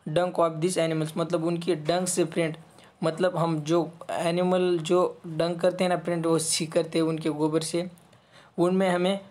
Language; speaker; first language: Hindi; non-native, local second language; Marathi